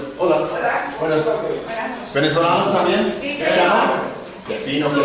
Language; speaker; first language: Spanish; non-native, learner; English